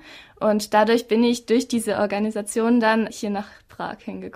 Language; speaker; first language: German; native; German